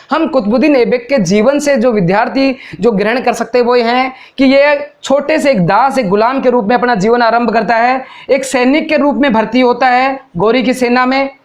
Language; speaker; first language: Hindi; native; Hindi